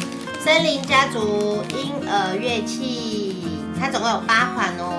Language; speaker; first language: Chinese; native; Chinese